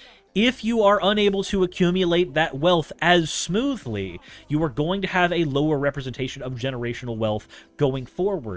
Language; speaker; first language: English; native; English